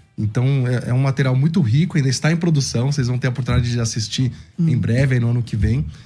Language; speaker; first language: Portuguese; native; Portuguese